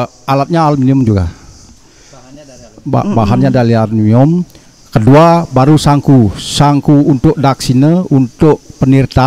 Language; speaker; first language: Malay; non-native, local second language; Balinese